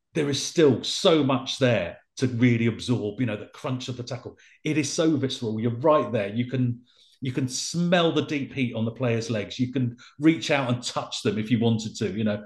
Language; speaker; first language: English; native; English